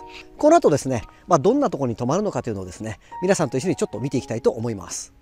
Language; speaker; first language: Japanese; native; Japanese